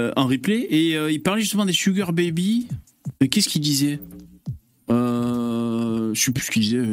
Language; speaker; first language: French; native; French